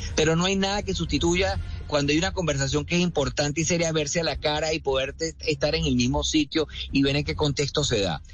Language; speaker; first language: Spanish; native; Spanish